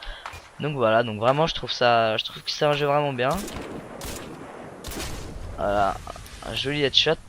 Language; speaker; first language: French; native; French